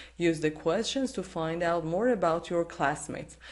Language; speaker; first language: English; non-native, fluent; Persian